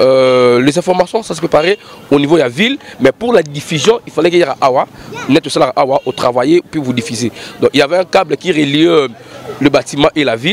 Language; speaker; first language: French; non-native, local second language; Lingala